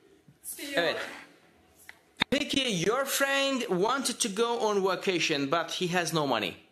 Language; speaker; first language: English; non-native, fluent; Turkish